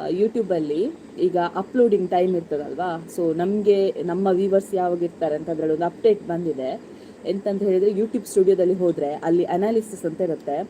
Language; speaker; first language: Kannada; non-native, local second language; Tulu